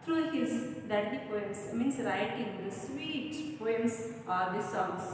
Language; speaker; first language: English; non-native, local second language; Kannada